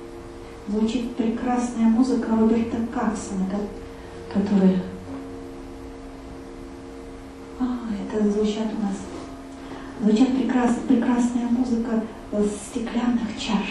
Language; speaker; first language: Russian; native; Russian